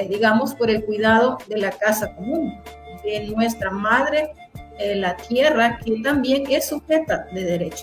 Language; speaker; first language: Spanish; native; Spanish